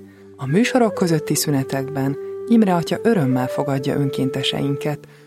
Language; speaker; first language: Hungarian; native; Hungarian